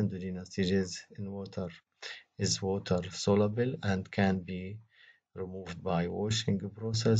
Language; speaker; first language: English; non-native, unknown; Arabic